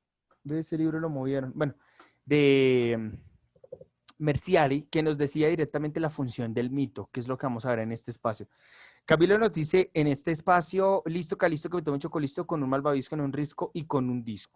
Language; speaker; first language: Spanish; native; Spanish